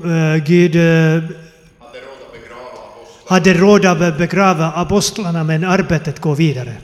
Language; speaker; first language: Swedish; non-native, fluent; Finnish